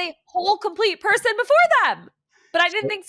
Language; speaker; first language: English; native; English